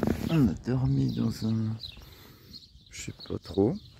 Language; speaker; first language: French; native; French